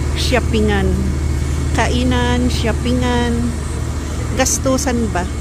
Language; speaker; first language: Filipino; native; Filipino